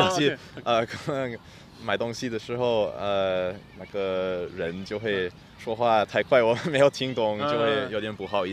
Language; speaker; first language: Chinese; early bilingual, heritage; English